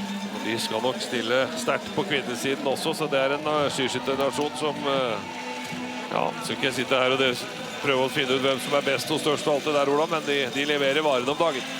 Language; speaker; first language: Norwegian; native; Norwegian